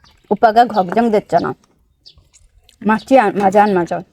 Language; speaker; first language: Korean; non-native, learner; Bangla